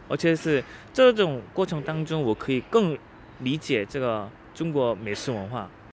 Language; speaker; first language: Chinese; non-native, fluent; Korean